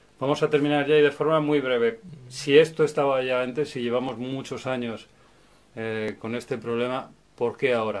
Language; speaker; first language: Spanish; native; Spanish